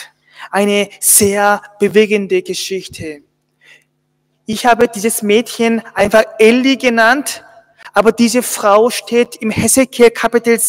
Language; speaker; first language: German; non-native, fluent; Korean